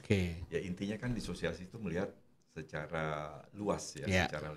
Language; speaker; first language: Indonesian; non-native, local second language; Javanese